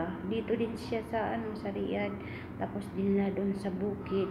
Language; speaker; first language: Filipino; non-native, local second language; Cebuano